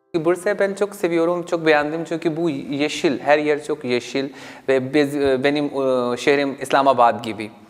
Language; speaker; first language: Turkish; non-native, learner; Urdu